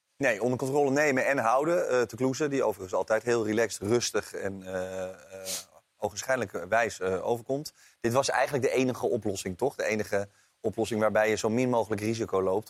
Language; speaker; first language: Dutch; native; Dutch